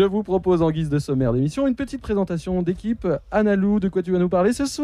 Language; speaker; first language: French; native; French